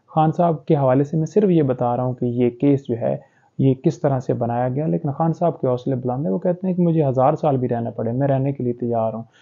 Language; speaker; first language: Urdu; native; Urdu